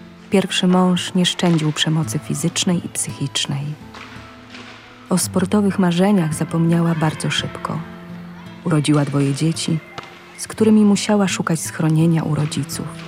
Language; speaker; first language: Polish; native; Polish